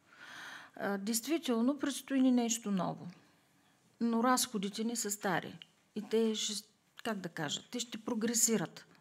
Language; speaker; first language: Bulgarian; native; Bulgarian